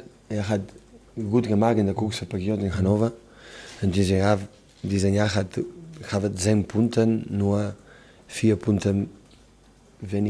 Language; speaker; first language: German; non-native, fluent; Spanish